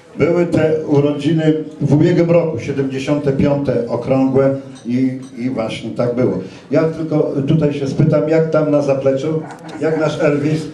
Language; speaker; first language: Polish; native; Polish